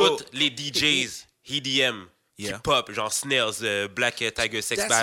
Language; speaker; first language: French; native; French